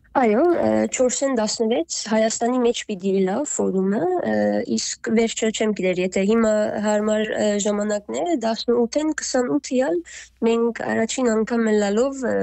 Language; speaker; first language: Armenian; early bilingual, heritage; Armenian